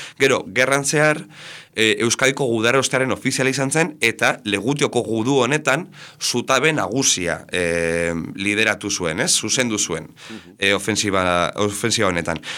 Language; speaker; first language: Basque; native; Basque